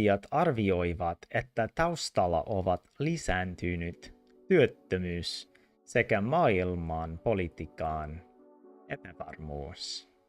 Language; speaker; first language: Finnish; non-native, learner; English